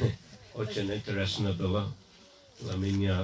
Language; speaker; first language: Russian; non-native, fluent; English